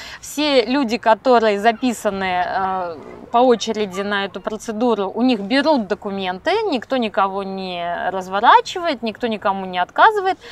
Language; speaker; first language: Russian; native; Russian